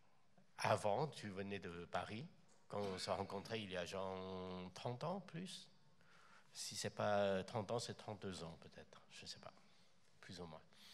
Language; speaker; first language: French; non-native, fluent; Chinese